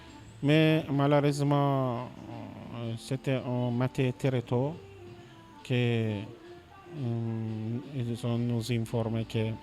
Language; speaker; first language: French; non-native, learner; Persian